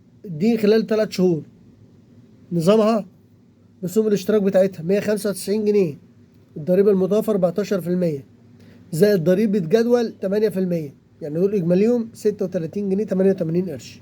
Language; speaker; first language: Arabic; native; Arabic